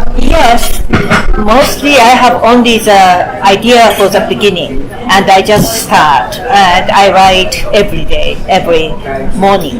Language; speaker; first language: English; non-native, fluent; Japanese